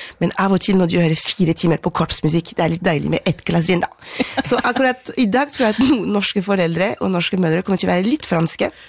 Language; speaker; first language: Norwegian; non-native, fluent; French